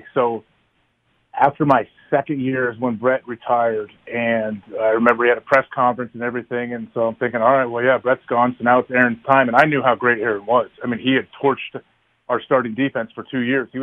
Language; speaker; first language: English; native; English